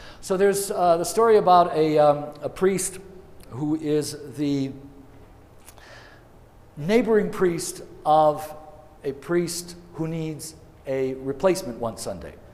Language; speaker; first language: English; early bilingual, other home language; Ukrainian